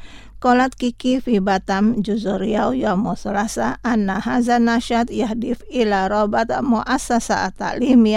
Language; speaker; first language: Arabic; non-native, fluent; Indonesian